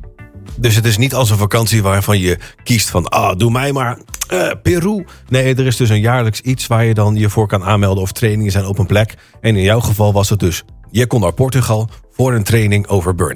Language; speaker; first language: Dutch; native; Dutch